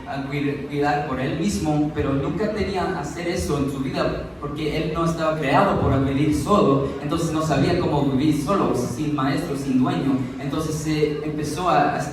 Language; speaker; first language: Spanish; early bilingual, heritage; Spanish